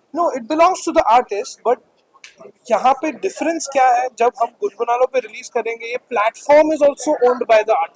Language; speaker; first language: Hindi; native; Hindi